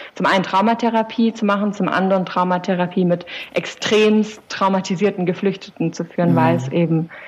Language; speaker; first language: German; native; German